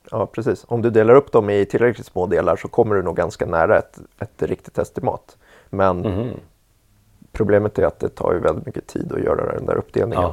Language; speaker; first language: Swedish; native; Swedish